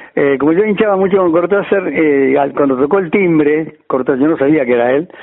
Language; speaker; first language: Spanish; native; Spanish